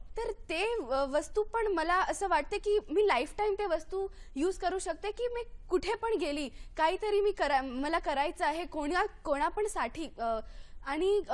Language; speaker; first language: Marathi; non-native, local second language; Gujarati